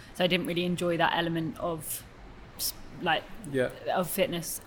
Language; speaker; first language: English; native; English